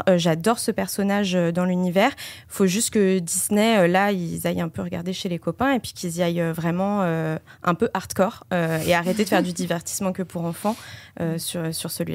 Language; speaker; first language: French; native; French